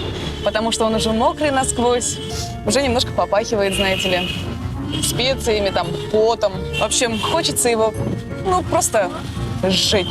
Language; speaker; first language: Russian; native; Russian